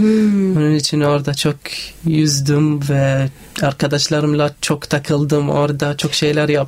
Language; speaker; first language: Turkish; non-native, learner; Arabic